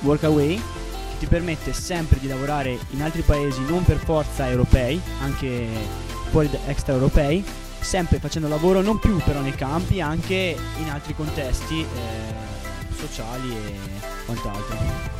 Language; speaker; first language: Italian; native; Italian